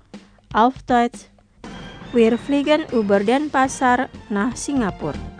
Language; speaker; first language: German; non-native, fluent; Indonesian